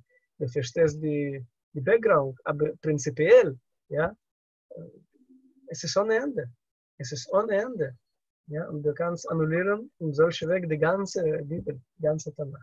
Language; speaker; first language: German; non-native, learner; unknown